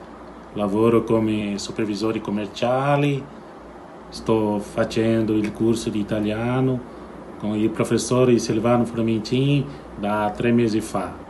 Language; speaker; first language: Italian; non-native, learner; Portuguese